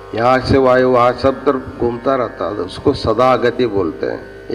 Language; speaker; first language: Hindi; non-native, local second language; Kannada